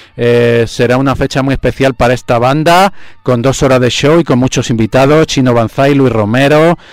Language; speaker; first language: Spanish; native; Spanish